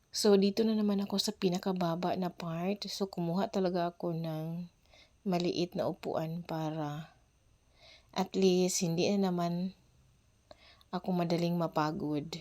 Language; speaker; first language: Filipino; non-native, local second language; Cebuano